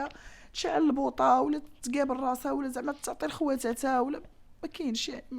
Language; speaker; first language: Arabic; native; Arabic